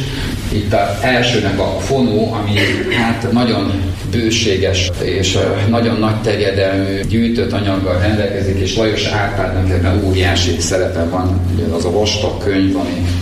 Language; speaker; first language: Hungarian; native; Hungarian